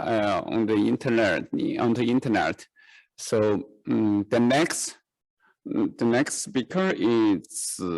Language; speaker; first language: English; non-native, learner; Chinese